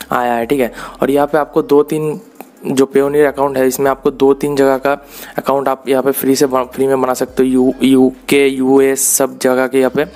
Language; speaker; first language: Hindi; non-native, local second language; Bangla